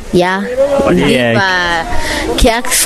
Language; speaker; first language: Danish; non-native, local second language; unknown